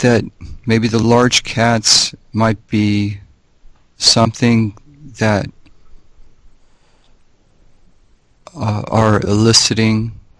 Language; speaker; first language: English; native; English